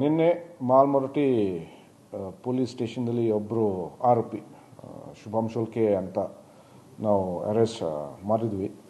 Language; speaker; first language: Kannada; non-native, fluent; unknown